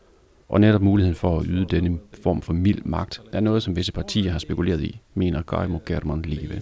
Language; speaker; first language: Danish; native; Danish